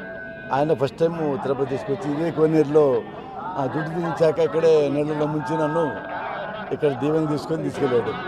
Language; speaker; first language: Telugu; native; Telugu